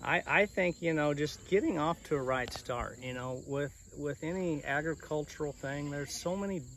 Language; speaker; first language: English; native; English